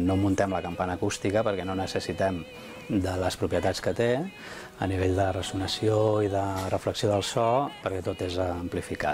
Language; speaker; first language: Catalan; native; Catalan